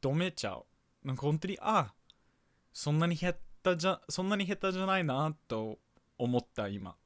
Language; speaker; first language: Japanese; non-native, fluent; English